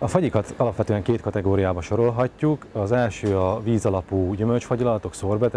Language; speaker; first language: Hungarian; native; Hungarian